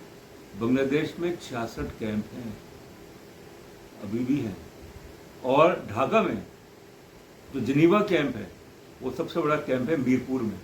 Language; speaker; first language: Urdu; native; Urdu